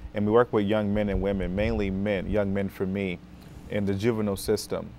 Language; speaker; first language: English; native; English